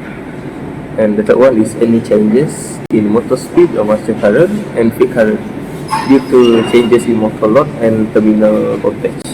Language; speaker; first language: English; non-native, learner; Malay